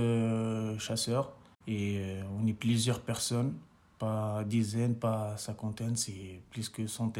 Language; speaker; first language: French; non-native, local second language; Arabic